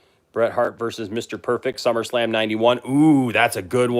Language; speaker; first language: English; native; English